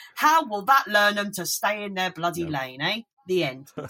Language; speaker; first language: English; native; English